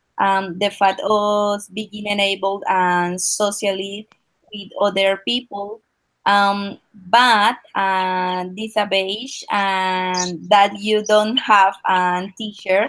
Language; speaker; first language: English; non-native, learner; Spanish